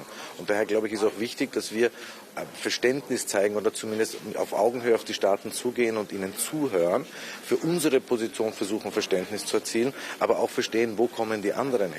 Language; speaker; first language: German; native; German